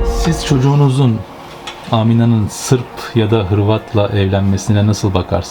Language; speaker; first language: Turkish; native; Turkish